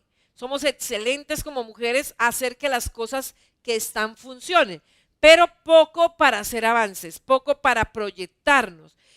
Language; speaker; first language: Spanish; native; Spanish